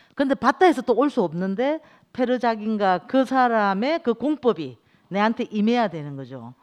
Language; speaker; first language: Korean; native; Korean